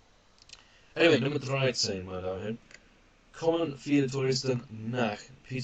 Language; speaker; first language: German; non-native, fluent; English